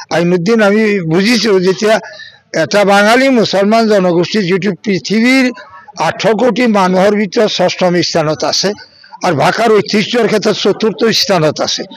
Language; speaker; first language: Assamese; non-native, local second language; Bangla